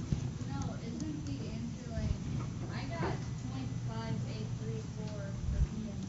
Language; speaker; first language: English; native; English